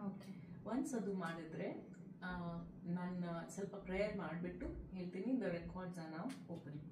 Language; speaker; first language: Kannada; non-native, local second language; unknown